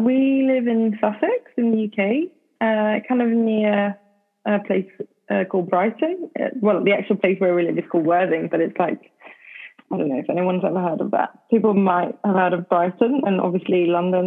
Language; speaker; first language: English; non-native, fluent; Swedish